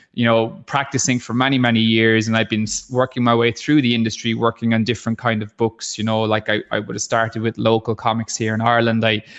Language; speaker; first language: English; native; English